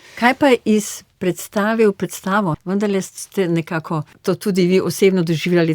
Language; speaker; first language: Slovenian; native; Slovenian